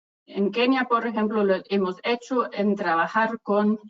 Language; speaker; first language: Spanish; non-native, fluent; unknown